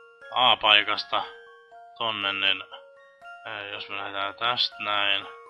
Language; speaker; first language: Finnish; native; Finnish